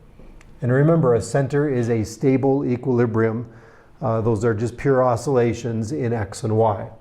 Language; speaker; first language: English; native; English